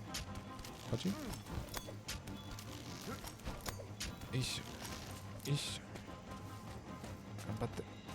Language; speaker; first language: Japanese; non-native, learner; German